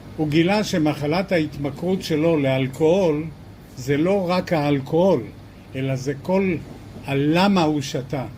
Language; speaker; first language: Hebrew; early bilingual, other home language; Polish